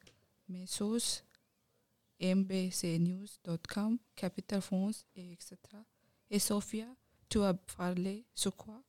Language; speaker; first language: French; non-native, learner; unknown